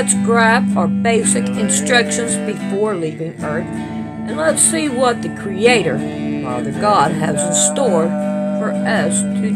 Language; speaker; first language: English; native; English